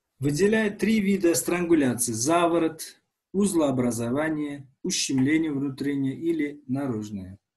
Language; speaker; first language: Russian; non-native, local second language; Uzbek